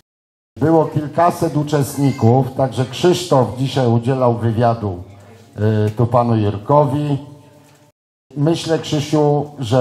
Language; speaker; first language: Polish; native; Polish